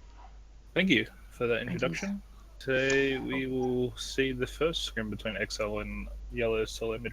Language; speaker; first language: English; native; English